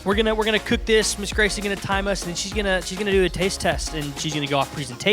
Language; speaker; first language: English; native; English